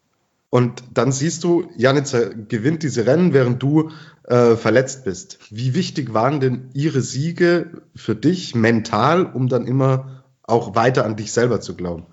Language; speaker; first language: German; native; German